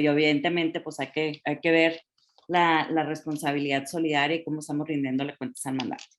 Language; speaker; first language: Spanish; native; Spanish